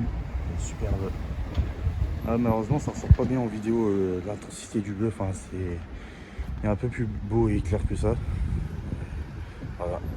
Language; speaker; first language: French; native; French